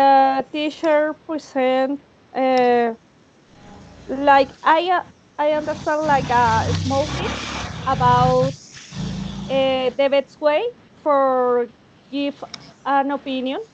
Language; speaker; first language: English; non-native, learner; Spanish